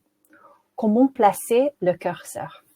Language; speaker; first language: French; non-native, fluent; English